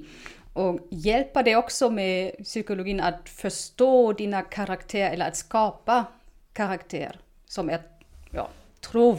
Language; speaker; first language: Swedish; non-native, fluent; German